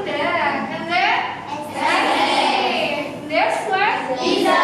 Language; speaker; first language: English; non-native, local second language; Indonesian